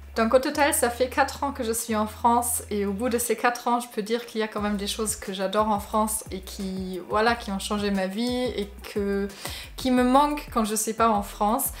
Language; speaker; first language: French; non-native, fluent; German